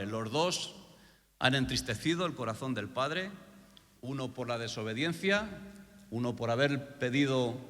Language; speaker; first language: Spanish; native; Spanish